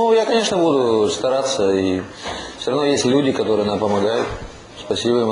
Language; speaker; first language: Russian; native; Russian